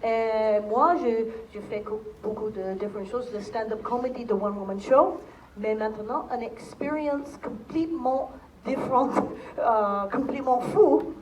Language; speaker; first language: French; non-native, learner; English